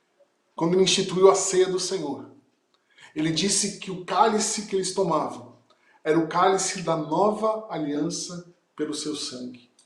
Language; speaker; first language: Portuguese; native; Portuguese